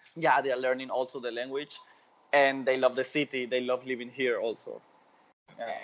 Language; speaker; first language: English; non-native, fluent; Spanish